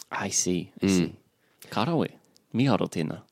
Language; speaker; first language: Māori; non-native, learner; English